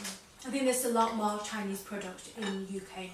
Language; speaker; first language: English; early bilingual, other home language; Chinese